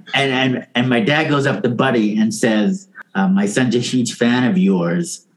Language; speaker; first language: English; native; English